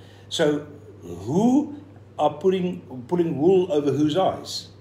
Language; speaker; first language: English; non-native, local second language; Afrikaans